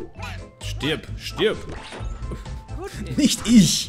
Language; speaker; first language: German; native; German